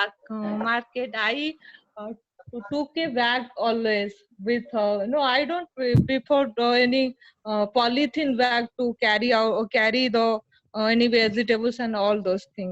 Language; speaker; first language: English; non-native, learner; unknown